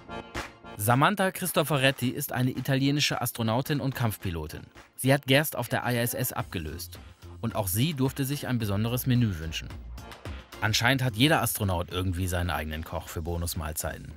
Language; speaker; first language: German; native; German